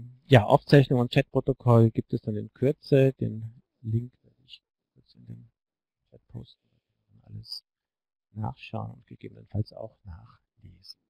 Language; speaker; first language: German; native; German